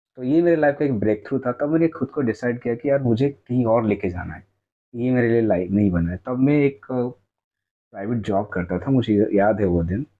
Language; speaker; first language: Hindi; non-native, local second language; Odia